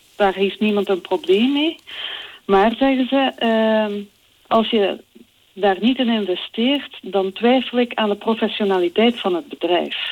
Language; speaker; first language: Dutch; native; Dutch